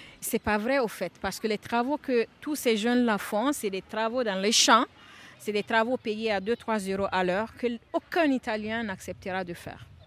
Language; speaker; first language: French; non-native, local second language; Bambara